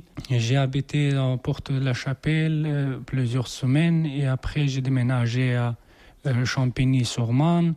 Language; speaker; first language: French; non-native, learner; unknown